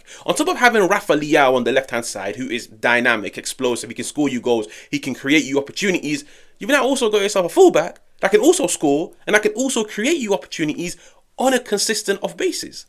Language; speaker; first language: English; native; English